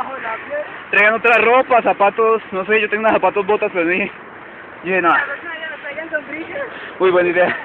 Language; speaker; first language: Spanish; native; Spanish